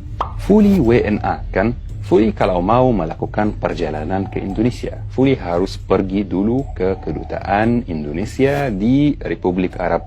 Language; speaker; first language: Indonesian; non-native, fluent; Arabic